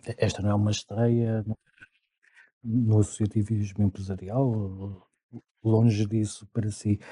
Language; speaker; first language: Portuguese; native; Portuguese